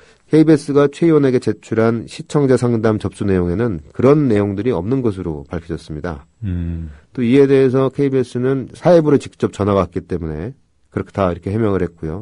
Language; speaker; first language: Korean; native; Korean